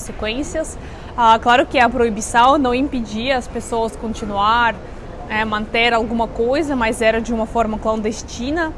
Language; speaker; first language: Portuguese; non-native, fluent; Russian